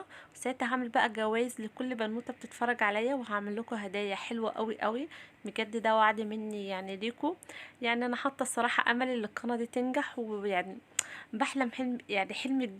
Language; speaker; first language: Arabic; native; Arabic